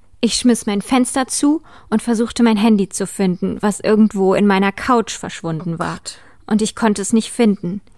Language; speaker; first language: German; native; German